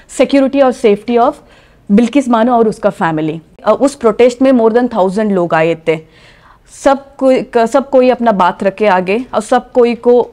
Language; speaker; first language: Hindi; non-native, local second language; Kannada